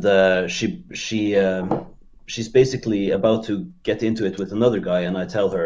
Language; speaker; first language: English; non-native, fluent; Norwegian